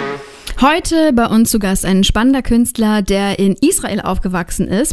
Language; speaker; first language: German; native; German